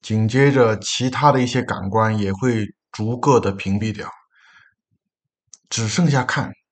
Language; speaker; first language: Chinese; native; Chinese